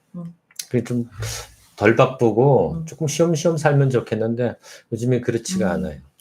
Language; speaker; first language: Korean; native; Korean